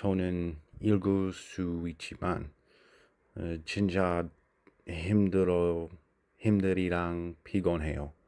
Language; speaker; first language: Korean; non-native, learner; English